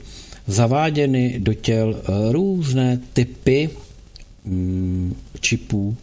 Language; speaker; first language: Czech; native; Czech